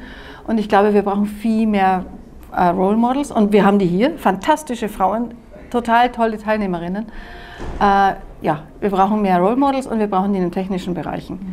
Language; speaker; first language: German; native; German